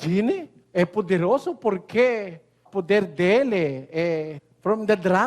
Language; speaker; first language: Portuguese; non-native, learner; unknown